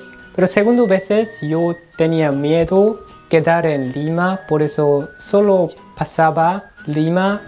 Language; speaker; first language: Spanish; non-native, learner; Korean